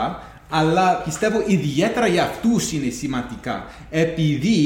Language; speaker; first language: Greek; non-native, fluent; English